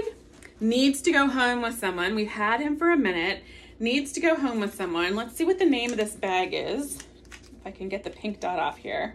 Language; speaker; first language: English; native; English